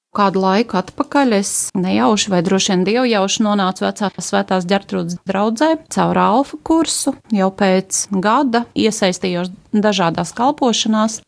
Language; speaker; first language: Latvian; native; Latvian